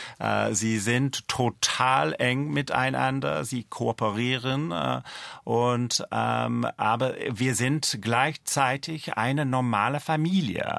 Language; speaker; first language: German; non-native, fluent; English